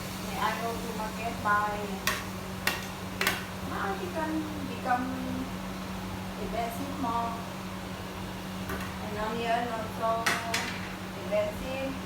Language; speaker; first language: English; non-native, learner; Vietnamese